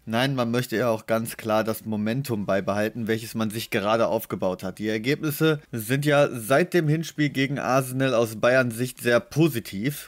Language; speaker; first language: German; native; German